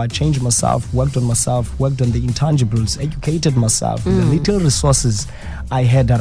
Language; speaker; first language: English; non-native, local second language; Xhosa